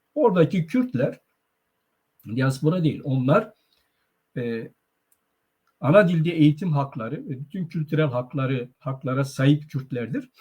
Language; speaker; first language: Turkish; non-native, local second language; Zaza